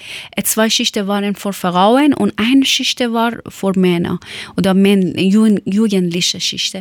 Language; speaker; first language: German; non-native, learner; Persian